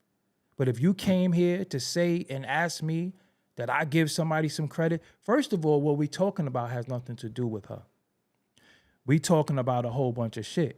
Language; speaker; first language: English; native; English